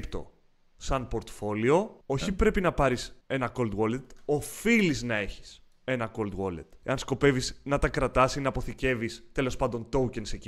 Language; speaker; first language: Greek; native; Greek